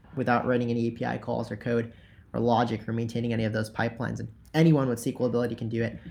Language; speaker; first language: English; native; English